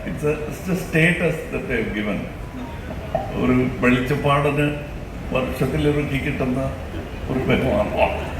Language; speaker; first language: Malayalam; non-native, local second language; Tamil